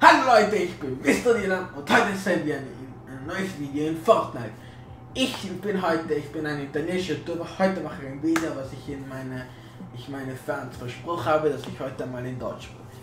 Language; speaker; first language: German; non-native, learner; Italian